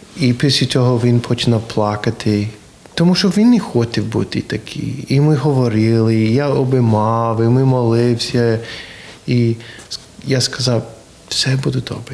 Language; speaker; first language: Ukrainian; non-native, learner; English